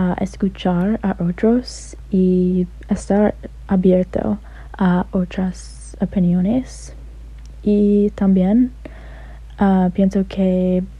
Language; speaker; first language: Spanish; non-native, learner; English